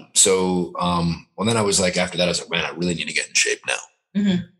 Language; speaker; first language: English; native; English